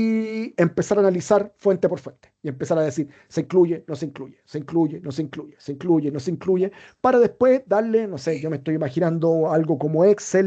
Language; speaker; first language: Spanish; native; Spanish